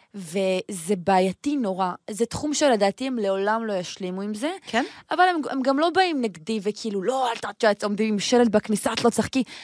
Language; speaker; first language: Hebrew; native; Hebrew